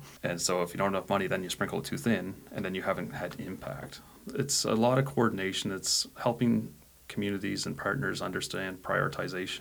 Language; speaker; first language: English; native; English